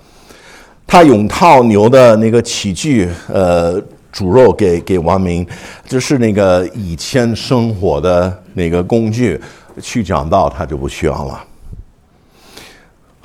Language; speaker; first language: Chinese; non-native, fluent; English